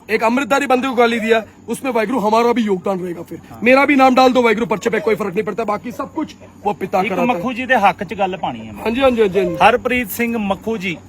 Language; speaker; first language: Hindi; native; Hindi